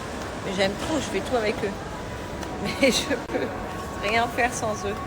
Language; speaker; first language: French; native; French